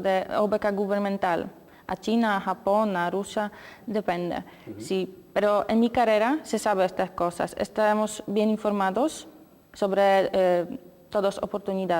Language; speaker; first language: Spanish; non-native, learner; Polish